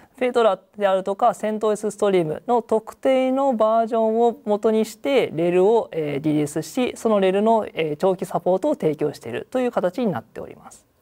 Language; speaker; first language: Japanese; native; Japanese